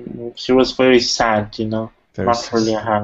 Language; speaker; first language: English; non-native, fluent; Italian